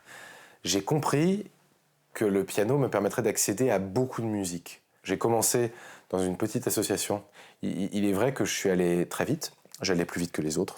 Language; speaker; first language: French; native; French